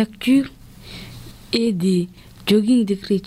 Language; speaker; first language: French; early bilingual, other home language; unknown